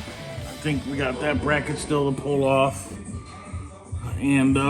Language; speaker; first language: English; native; English